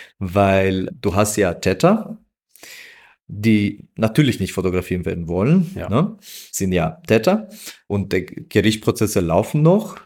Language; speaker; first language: German; non-native, fluent; Albanian